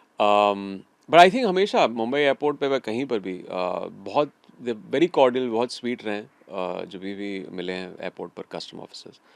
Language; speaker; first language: Hindi; native; Hindi